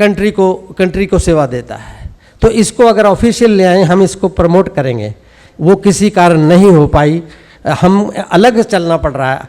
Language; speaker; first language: Hindi; native; Hindi